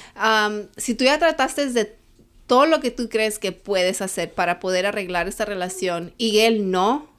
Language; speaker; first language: Spanish; early bilingual, other home language; English